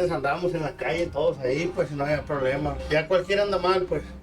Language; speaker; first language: Spanish; native; Spanish